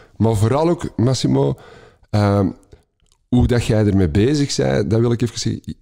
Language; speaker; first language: Dutch; native; Dutch